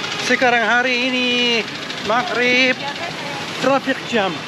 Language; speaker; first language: Indonesian; non-native, learner; Turkish